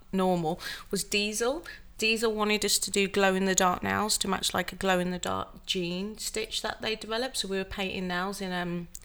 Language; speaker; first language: English; native; English